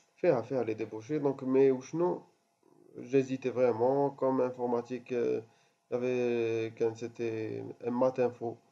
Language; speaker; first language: French; non-native, local second language; Arabic